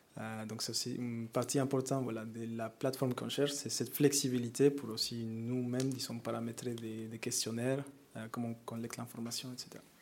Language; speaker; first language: French; non-native, fluent; Spanish